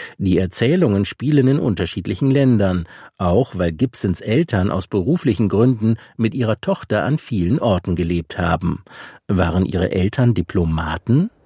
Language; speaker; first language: German; native; German